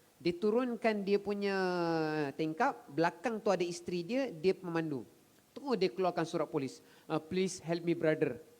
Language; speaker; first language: Malay; native; Malay